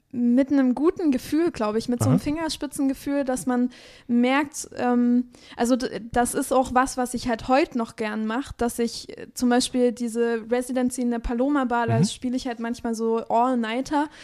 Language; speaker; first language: German; native; German